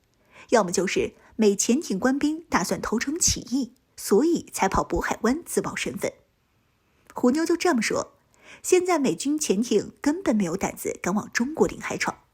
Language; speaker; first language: Chinese; native; Chinese